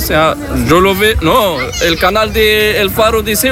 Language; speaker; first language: Spanish; non-native, learner; Arabic